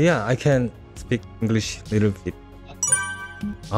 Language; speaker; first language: English; non-native, learner; Korean